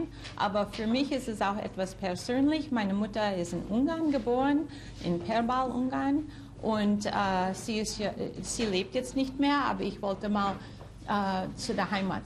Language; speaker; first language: German; early bilingual, heritage; English